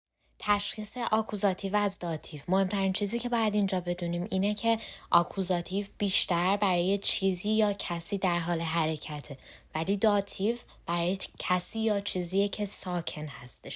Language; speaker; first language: Persian; native; Persian